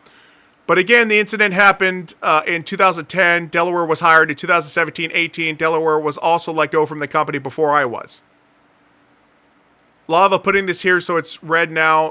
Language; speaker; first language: English; native; English